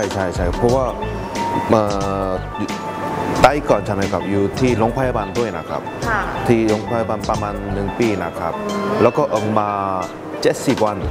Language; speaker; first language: Thai; non-native, learner; Korean